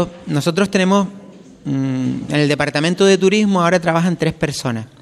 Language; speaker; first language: Spanish; native; Spanish